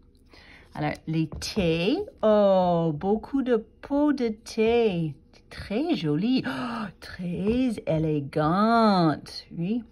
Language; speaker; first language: French; non-native, fluent; English